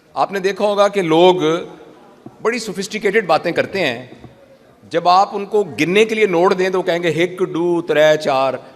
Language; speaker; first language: Urdu; native; Urdu